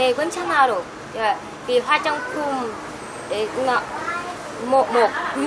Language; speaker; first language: Korean; non-native, learner; Vietnamese